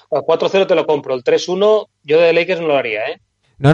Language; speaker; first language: Spanish; native; Spanish